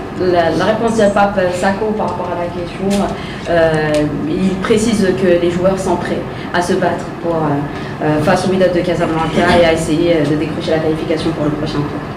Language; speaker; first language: French; non-native, local second language; Arabic